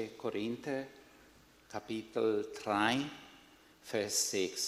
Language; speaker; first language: German; non-native, fluent; Spanish